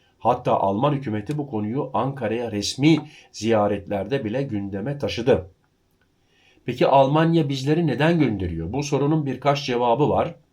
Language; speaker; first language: Turkish; early bilingual, heritage; Turkish